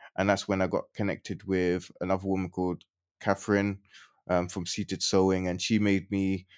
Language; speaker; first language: English; native; English